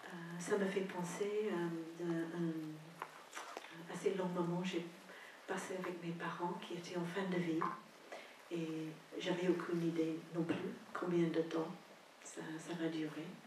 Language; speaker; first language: French; non-native, fluent; English